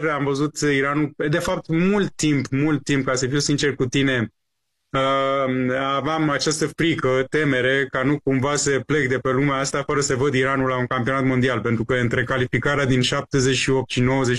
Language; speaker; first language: Romanian; non-native, fluent; Persian